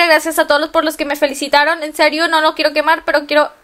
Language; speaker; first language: Spanish; native; Spanish